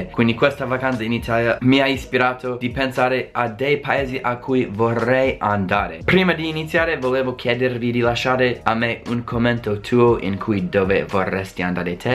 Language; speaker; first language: Italian; non-native, fluent; English